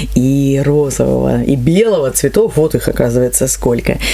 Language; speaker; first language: Russian; native; Russian